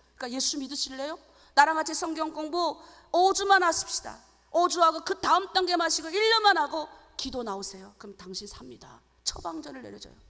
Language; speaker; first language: Korean; native; Korean